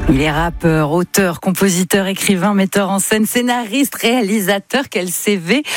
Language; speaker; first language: French; native; French